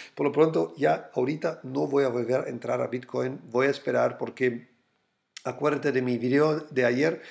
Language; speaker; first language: Spanish; non-native, fluent; German